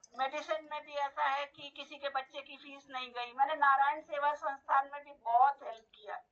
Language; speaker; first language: Hindi; non-native, local second language; Bangla